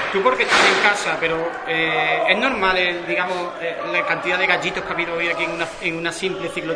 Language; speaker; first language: Spanish; native; Spanish